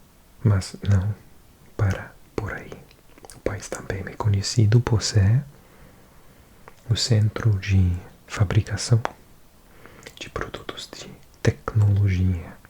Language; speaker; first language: Portuguese; non-native, learner; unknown